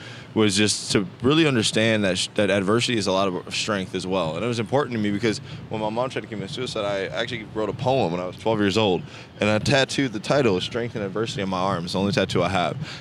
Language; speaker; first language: English; native; English